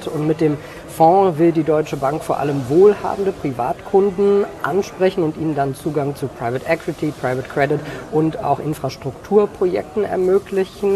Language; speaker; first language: German; native; German